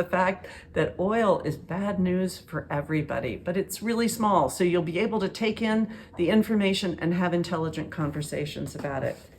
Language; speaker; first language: English; native; English